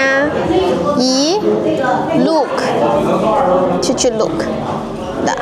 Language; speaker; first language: Russian; non-native, learner; Chinese